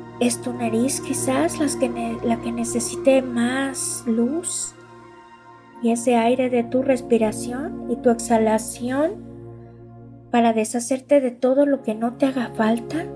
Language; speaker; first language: Spanish; native; Spanish